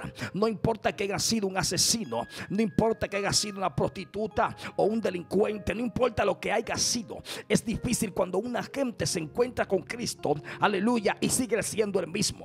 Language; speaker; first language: Spanish; native; Spanish